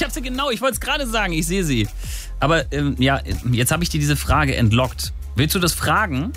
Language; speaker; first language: German; native; German